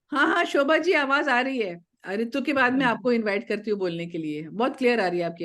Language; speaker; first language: Hindi; native; Hindi